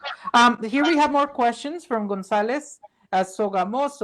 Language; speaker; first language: English; non-native, fluent; Spanish